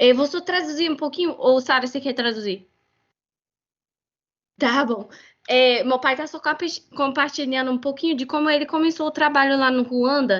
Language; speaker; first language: Portuguese; non-native, fluent; English